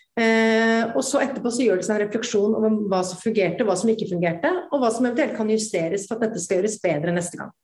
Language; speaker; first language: Norwegian; native; Norwegian